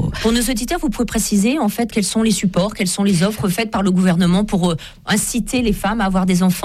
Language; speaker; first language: French; native; French